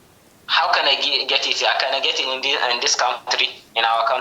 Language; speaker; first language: English; non-native, learner; Hausa